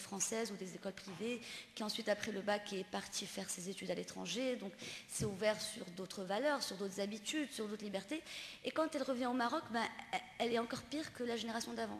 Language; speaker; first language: French; non-native, local second language; Arabic